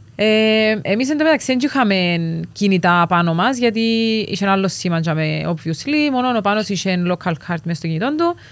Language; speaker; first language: Greek; native; Greek